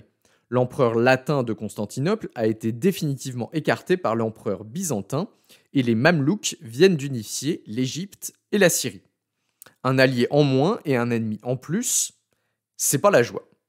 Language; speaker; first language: French; native; French